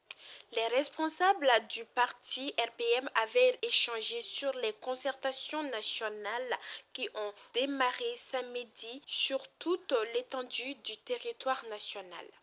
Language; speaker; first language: French; non-native, local second language; Bambara